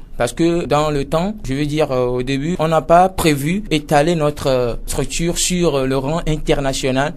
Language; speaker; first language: French; non-native, local second language; Ewe